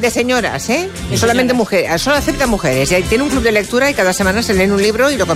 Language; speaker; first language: Spanish; native; Spanish